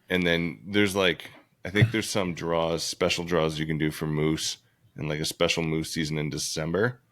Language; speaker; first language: English; native; English